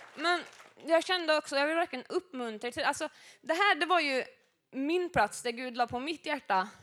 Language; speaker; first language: Swedish; native; Swedish